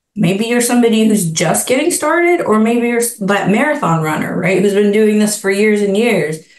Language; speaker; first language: English; native; English